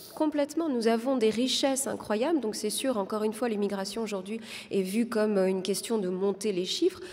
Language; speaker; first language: French; non-native, local second language; Arabic